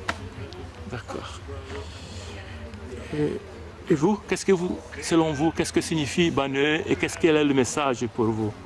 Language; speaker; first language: French; native; French